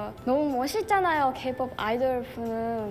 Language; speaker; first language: Korean; non-native, fluent; Japanese